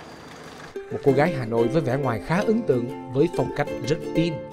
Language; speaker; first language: Vietnamese; native; Vietnamese